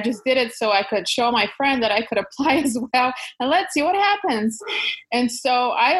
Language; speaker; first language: English; non-native, fluent; Bulgarian